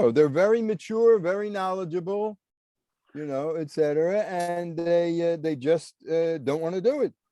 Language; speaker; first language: English; native; English